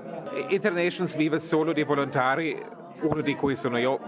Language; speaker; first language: Italian; non-native, fluent; German